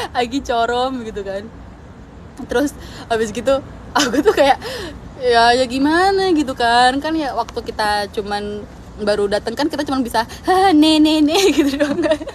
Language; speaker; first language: Indonesian; native; Indonesian